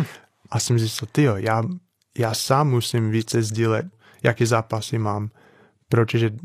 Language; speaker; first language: Czech; non-native, fluent; English